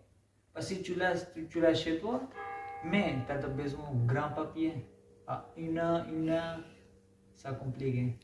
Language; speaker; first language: French; non-native, learner; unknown